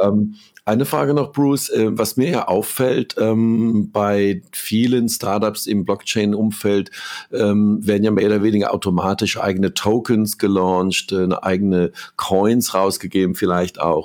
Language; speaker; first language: German; native; German